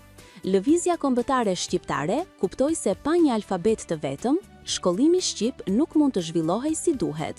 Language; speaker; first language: Albanian; native; Albanian